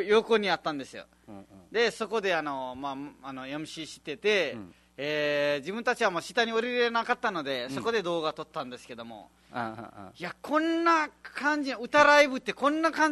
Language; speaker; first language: Japanese; non-native, fluent; Nepali